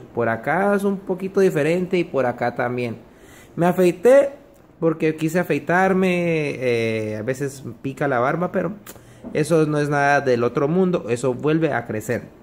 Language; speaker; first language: Spanish; native; Spanish